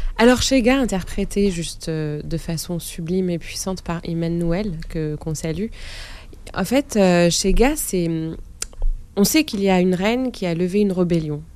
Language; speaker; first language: French; non-native, local second language; Arabic